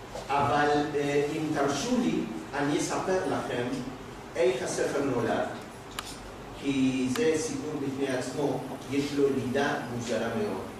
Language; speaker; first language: Hebrew; non-native, fluent; Spanish